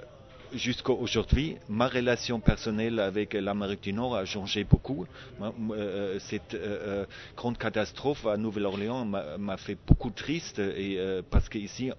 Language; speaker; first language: French; non-native, fluent; German